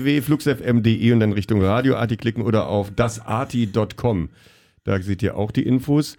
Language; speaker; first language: German; native; German